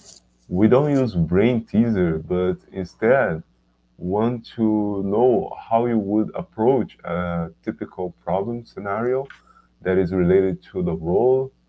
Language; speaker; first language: English; non-native, learner; Portuguese